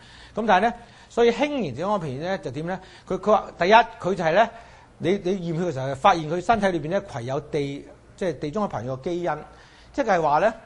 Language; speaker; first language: Chinese; native; Chinese